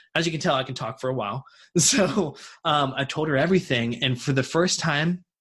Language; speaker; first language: English; native; English